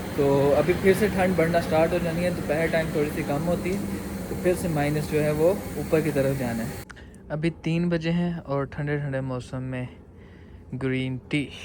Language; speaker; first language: Urdu; non-native, local second language; Punjabi